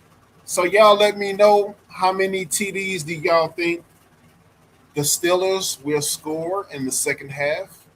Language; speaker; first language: English; native; English